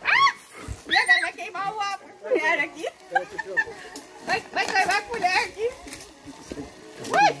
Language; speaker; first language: Portuguese; native; Portuguese